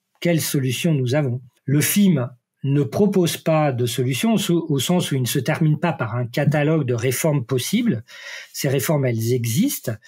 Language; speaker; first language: French; native; French